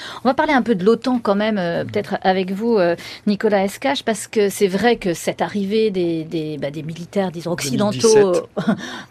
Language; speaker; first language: French; native; French